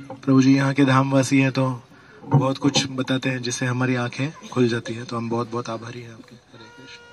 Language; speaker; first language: Hindi; non-native, local second language; Marathi